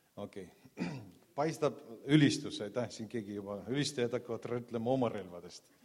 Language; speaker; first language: Estonian; non-native, local second language; Russian